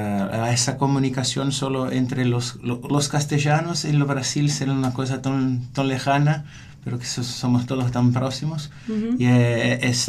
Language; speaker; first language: Spanish; non-native, learner; Portuguese